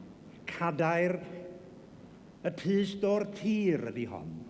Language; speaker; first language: Welsh; native; Welsh